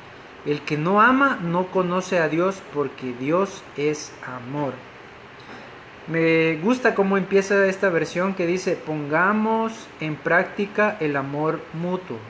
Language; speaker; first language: Spanish; native; Spanish